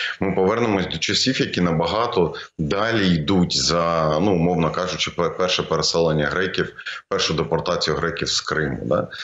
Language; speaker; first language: Ukrainian; non-native, local second language; Russian